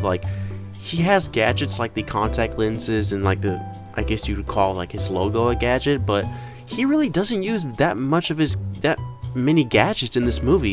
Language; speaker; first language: English; native; English